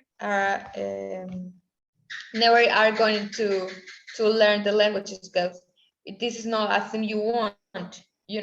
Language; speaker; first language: English; non-native, learner; Spanish